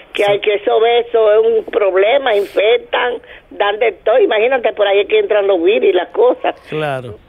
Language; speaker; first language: Spanish; native; Spanish